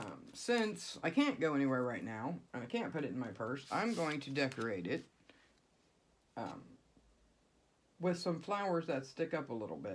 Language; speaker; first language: English; native; English